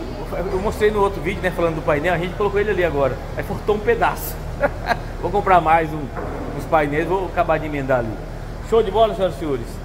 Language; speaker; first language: Portuguese; native; Portuguese